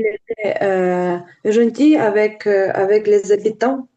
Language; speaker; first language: French; non-native, learner; Ukrainian